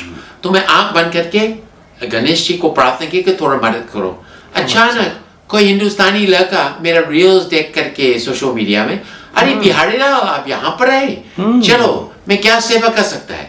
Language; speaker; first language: Hindi; non-native, fluent; English